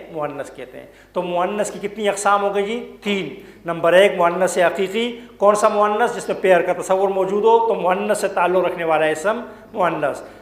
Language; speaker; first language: Urdu; native; Urdu